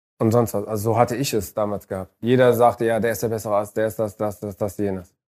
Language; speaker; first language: German; early bilingual, other home language; Arabic